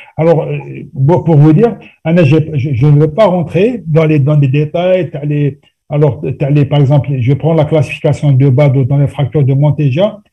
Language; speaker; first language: French; non-native, local second language; Arabic